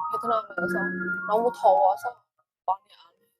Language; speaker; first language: Korean; non-native, learner; Vietnamese